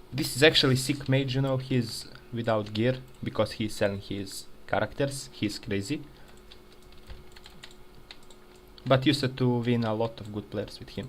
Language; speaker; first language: English; non-native, fluent; Serbian